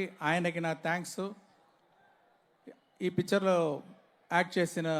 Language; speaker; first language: Telugu; non-native, learner; Tamil